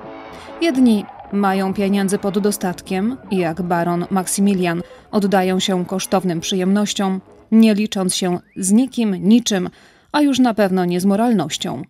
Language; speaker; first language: Polish; native; Polish